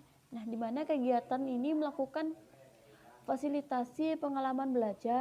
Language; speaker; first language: Indonesian; native; Indonesian